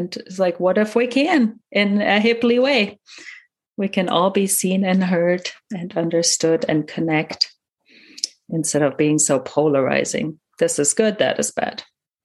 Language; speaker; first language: English; non-native, fluent; German